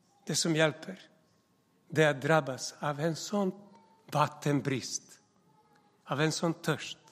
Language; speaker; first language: Swedish; non-native, fluent; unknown